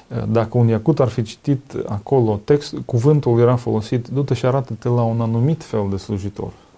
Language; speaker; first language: Romanian; non-native, fluent; Russian